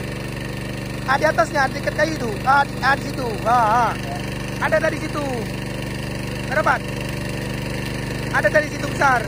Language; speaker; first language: Indonesian; native; Indonesian